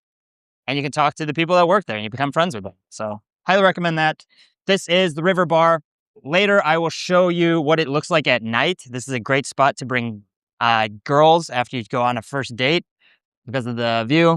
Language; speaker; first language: English; native; English